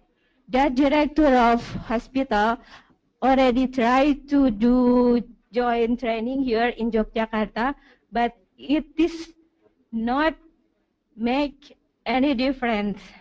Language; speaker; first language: English; non-native, learner; Indonesian